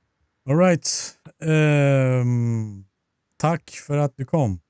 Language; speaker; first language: Swedish; non-native, fluent; Turkish